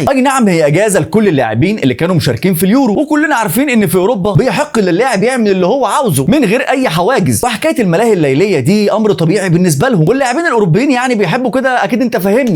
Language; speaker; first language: Arabic; native; Arabic